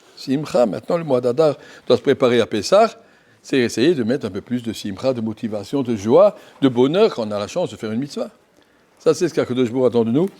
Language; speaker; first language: French; native; French